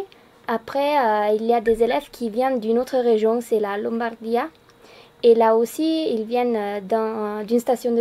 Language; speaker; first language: French; non-native, fluent; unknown